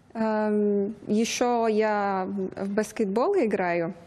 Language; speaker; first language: Russian; non-native, fluent; Persian